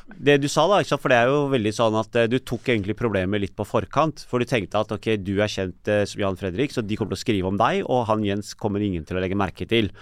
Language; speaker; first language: Norwegian; early bilingual, other home language; Urdu